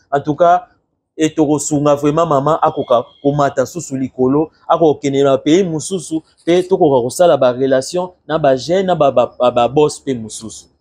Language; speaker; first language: Lingala; native; Lingala